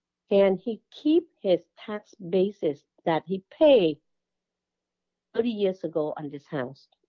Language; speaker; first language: English; non-native, fluent; Vietnamese